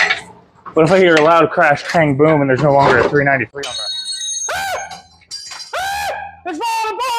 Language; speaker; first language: English; native; English